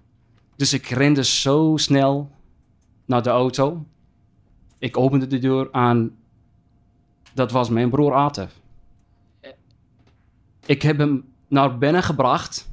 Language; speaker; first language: Dutch; non-native, fluent; Arabic